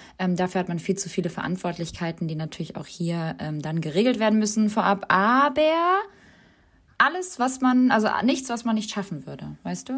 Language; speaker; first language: German; early bilingual, other home language; Albanian